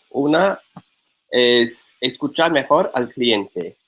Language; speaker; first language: Spanish; non-native, fluent; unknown